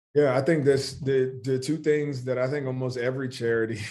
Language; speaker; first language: English; native; English